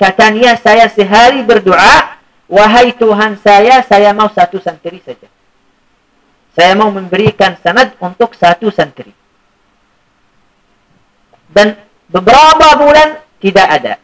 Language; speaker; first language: Indonesian; non-native, fluent; Arabic